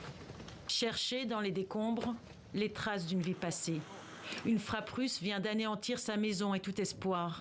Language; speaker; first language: French; native; French